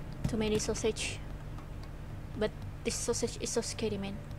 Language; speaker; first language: English; non-native, local second language; Malay